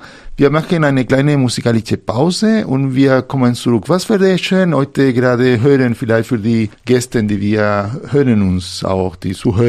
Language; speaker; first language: German; non-native, fluent; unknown